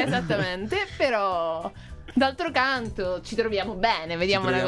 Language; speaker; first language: Italian; native; Italian